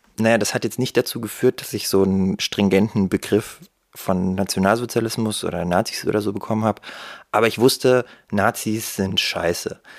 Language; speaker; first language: German; early bilingual, other home language; Russian